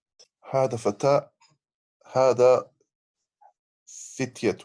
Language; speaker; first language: Arabic; non-native, learner; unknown